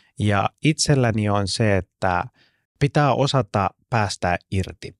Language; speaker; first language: Finnish; early bilingual, other home language; Persian